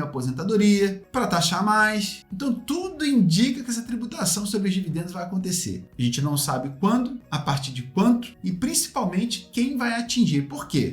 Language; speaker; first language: Portuguese; native; Portuguese